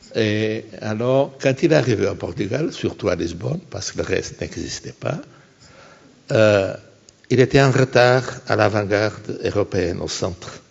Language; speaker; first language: French; non-native, fluent; Portuguese